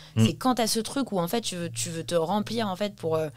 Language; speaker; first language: French; early bilingual, heritage; English